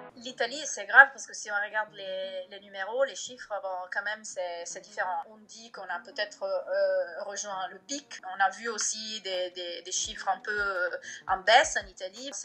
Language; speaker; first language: French; non-native, fluent; Italian